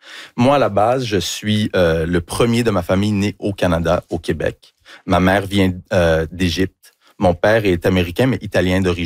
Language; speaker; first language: French; early bilingual, heritage; French